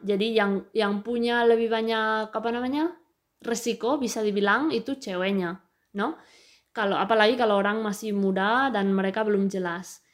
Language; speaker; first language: Indonesian; non-native, fluent; Spanish